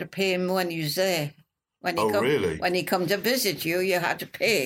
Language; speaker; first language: English; native; English